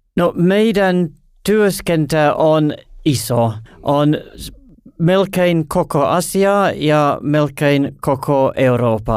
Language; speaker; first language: Finnish; non-native, learner; English